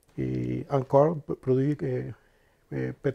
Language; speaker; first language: French; non-native, fluent; Spanish